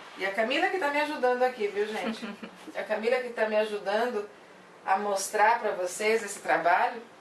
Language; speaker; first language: Portuguese; non-native, fluent; Italian